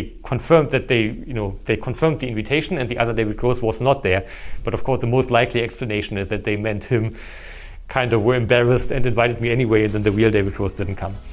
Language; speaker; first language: English; non-native, fluent; German